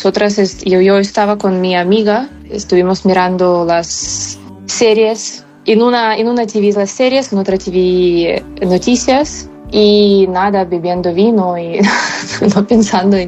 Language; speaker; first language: Spanish; non-native, fluent; Ukrainian